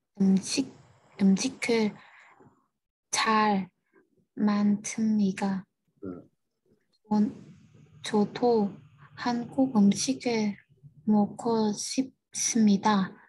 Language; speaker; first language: Korean; non-native, learner; Vietnamese